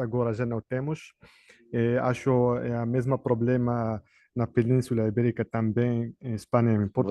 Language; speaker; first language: Portuguese; non-native, learner; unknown